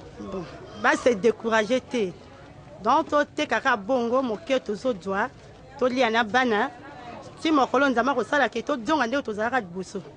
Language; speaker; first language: Lingala; native; Lingala